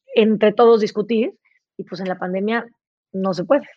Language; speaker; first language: Spanish; native; Spanish